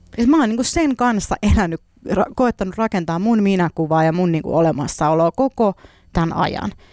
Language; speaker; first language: Finnish; native; Finnish